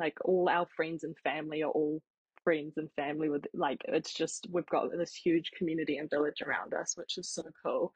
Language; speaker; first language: English; native; English